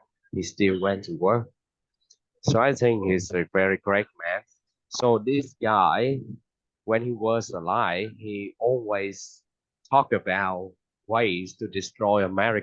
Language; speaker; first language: English; non-native, fluent; Vietnamese